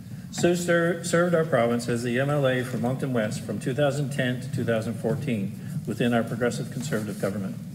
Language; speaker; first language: English; native; English